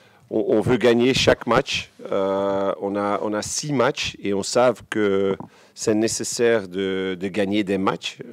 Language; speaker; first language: French; non-native, local second language; Dutch